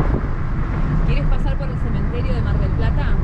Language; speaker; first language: Spanish; native; Spanish